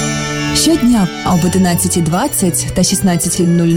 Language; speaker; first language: Ukrainian; native; Ukrainian